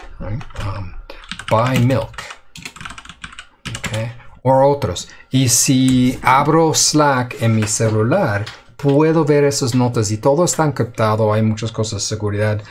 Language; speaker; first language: Spanish; non-native, fluent; English